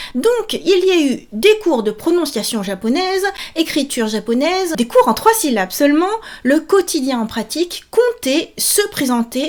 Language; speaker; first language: French; native; French